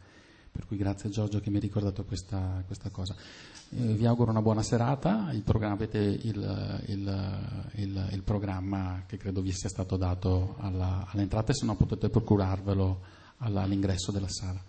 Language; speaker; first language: Italian; native; Italian